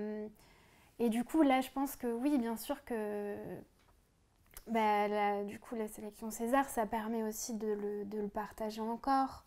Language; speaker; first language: French; native; French